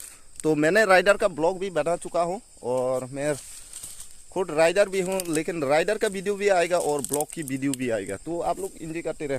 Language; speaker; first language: Hindi; non-native, local second language; Kok Borok